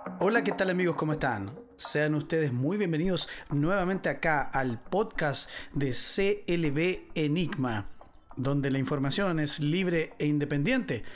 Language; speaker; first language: Spanish; native; Spanish